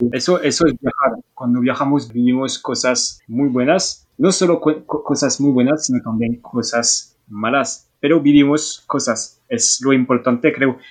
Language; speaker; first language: Spanish; non-native, learner; French